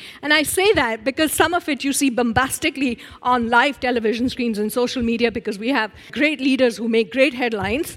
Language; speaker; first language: English; non-native, local second language; Urdu